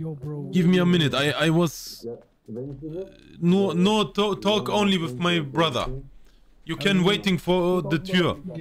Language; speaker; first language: English; non-native, learner; German